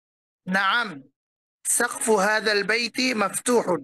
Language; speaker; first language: Arabic; non-native, learner; Bangla